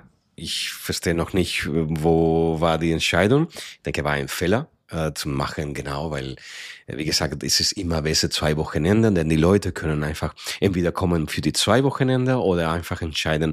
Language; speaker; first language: German; non-native, fluent; Spanish